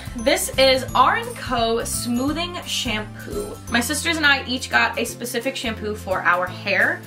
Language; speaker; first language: English; native; English